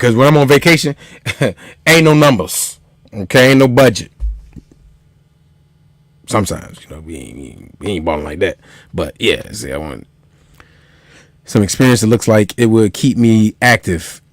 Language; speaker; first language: English; native; English